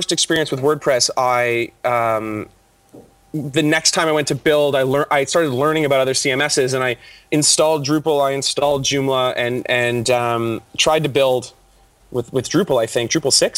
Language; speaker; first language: English; native; English